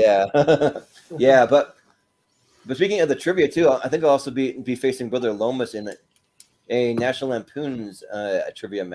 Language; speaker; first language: English; native; English